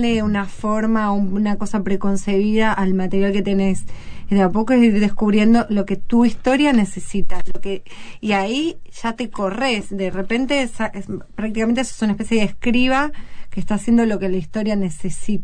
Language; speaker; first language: Spanish; native; Spanish